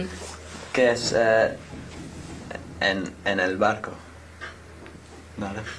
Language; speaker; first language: Spanish; non-native, learner; English